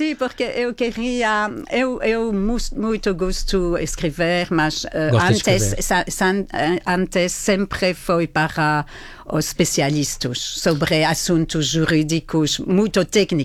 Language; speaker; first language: Portuguese; non-native, learner; French